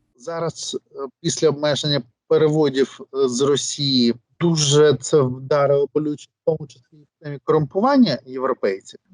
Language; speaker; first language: Ukrainian; native; Ukrainian